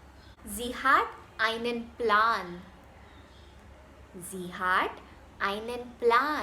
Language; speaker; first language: German; non-native, fluent; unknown